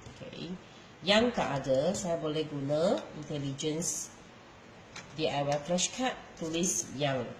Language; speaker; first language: Malay; non-native, local second language; Chinese